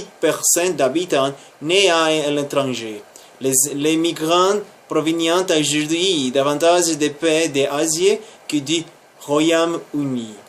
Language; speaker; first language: French; non-native, learner; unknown